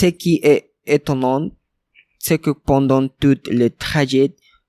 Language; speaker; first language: French; non-native, learner; Spanish